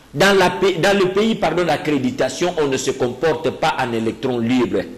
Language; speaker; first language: French; non-native, local second language; Luba-Lulua